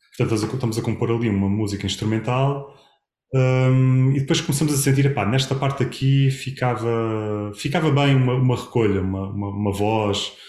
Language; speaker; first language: Portuguese; native; Portuguese